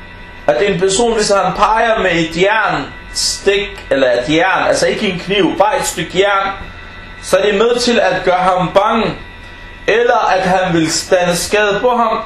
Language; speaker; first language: Danish; early bilingual, other home language; Arabic